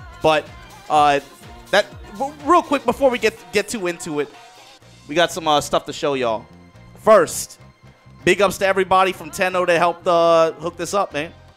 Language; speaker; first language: English; native; English